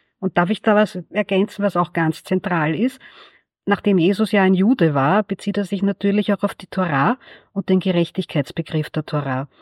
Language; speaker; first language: German; native; German